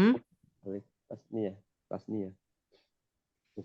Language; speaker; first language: Arabic; non-native, learner; Indonesian